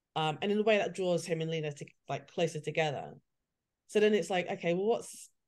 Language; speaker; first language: English; native; English